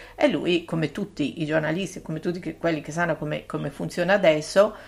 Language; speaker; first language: Italian; native; Italian